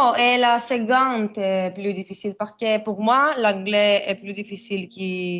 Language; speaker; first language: French; non-native, learner; Greek